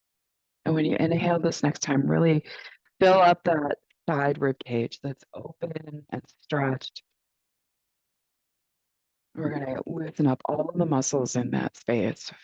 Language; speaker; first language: English; native; English